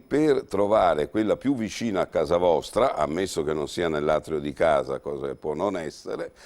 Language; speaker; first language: Italian; native; Italian